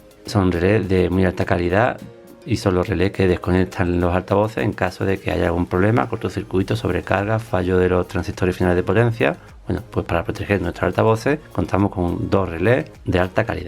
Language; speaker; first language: Spanish; native; Spanish